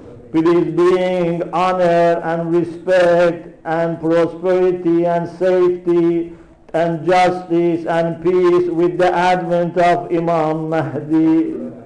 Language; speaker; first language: English; non-native, fluent; Persian